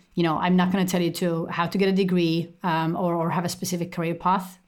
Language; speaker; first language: English; non-native, fluent; Estonian